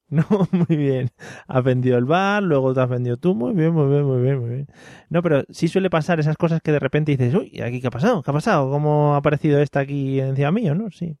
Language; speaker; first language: Spanish; native; Spanish